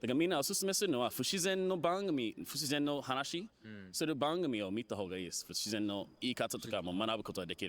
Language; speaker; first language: Japanese; non-native, fluent; English